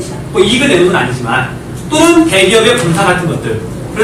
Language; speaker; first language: Korean; native; Korean